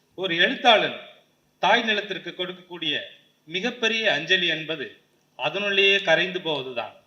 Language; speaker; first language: Tamil; native; Tamil